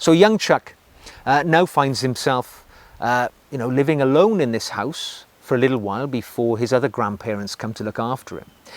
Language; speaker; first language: English; native; English